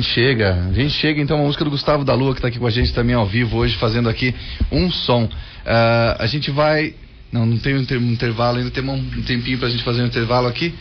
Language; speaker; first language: Portuguese; native; Portuguese